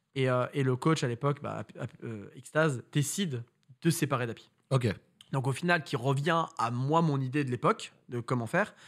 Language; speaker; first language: French; native; French